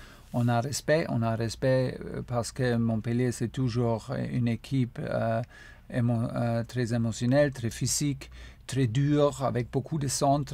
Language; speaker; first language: French; non-native, fluent; German